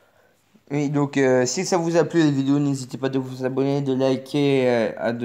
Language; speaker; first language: French; native; French